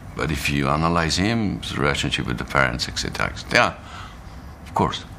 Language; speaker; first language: English; non-native, fluent; Arabic